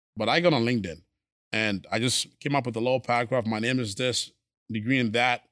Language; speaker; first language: English; non-native, local second language; Akan